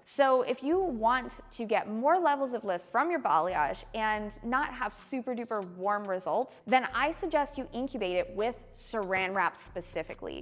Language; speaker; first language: English; native; English